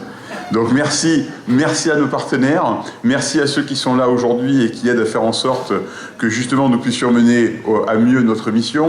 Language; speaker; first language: French; native; French